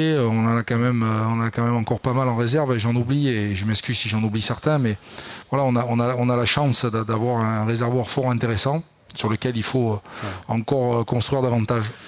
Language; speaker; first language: French; native; French